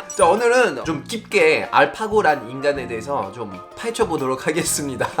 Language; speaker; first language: Korean; non-native, fluent; French